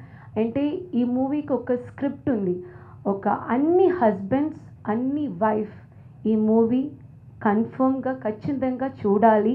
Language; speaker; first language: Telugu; non-native, learner; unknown